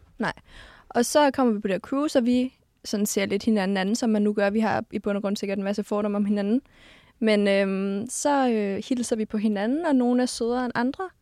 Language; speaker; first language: Danish; native; Danish